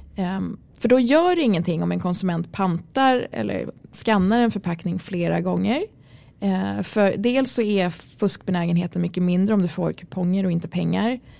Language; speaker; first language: Swedish; early bilingual, other home language; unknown